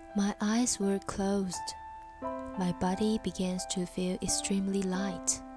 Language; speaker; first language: English; non-native, fluent; Chinese